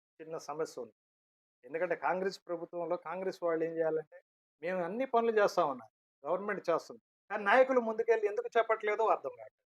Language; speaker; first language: Telugu; non-native, local second language; Lambadi